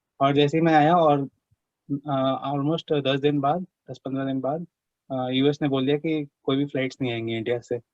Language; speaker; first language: Hindi; native; Hindi